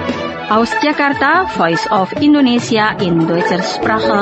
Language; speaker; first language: German; non-native, fluent; Indonesian